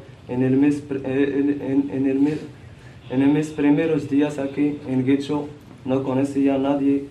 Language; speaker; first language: Spanish; non-native, learner; Central Atlas Tamazight